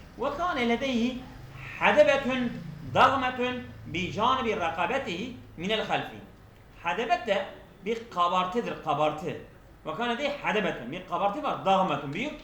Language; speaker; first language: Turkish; non-native, local second language; Kurdish